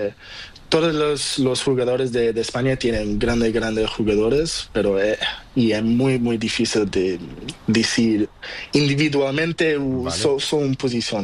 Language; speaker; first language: Spanish; non-native, learner; Portuguese